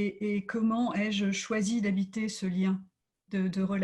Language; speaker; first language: French; native; French